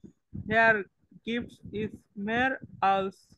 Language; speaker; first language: German; non-native, learner; Bangla